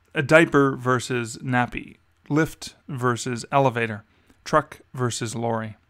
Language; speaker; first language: English; native; English